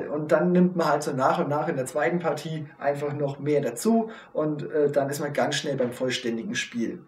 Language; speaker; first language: German; native; German